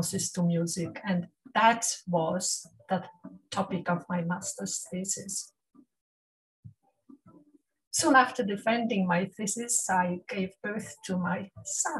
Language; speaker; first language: English; non-native, fluent; Polish